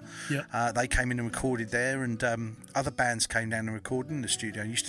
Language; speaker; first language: English; native; English